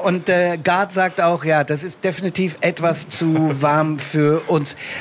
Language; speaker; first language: German; native; German